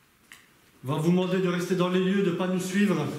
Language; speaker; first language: French; native; French